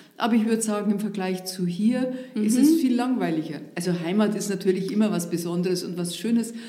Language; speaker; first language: German; native; German